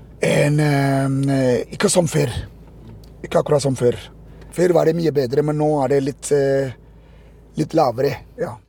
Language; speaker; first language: Norwegian; non-native, learner; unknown